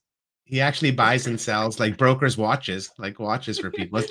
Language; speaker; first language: English; native; English